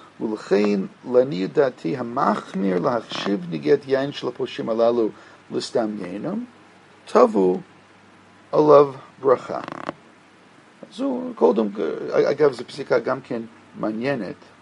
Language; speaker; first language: Hebrew; non-native, fluent; English